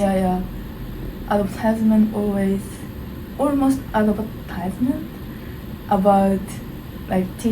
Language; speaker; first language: English; non-native, learner; Japanese